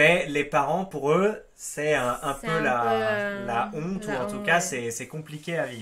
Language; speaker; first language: French; native; French